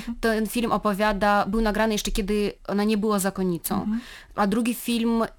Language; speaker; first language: Polish; non-native, fluent; Russian